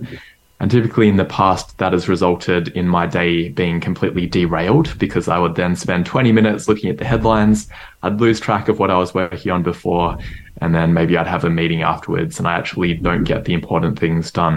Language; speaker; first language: English; native; English